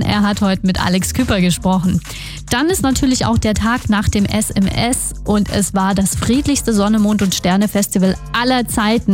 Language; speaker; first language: German; native; German